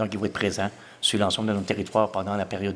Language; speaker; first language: French; native; French